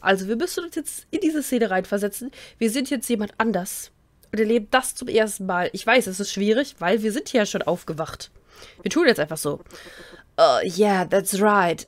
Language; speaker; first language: German; native; German